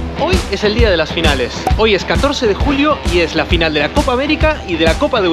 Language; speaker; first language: Spanish; native; Spanish